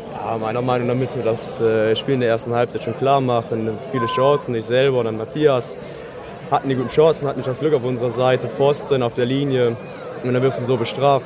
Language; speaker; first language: German; native; German